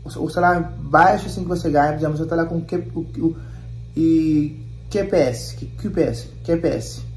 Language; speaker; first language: Portuguese; non-native, local second language; Kabuverdianu